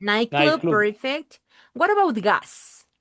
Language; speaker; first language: English; non-native, learner; Spanish